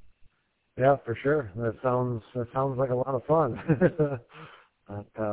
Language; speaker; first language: English; native; English